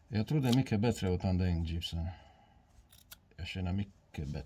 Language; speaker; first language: Swedish; non-native, learner; Romanian